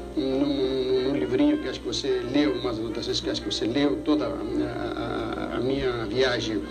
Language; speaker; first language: Portuguese; early bilingual, other home language; Greek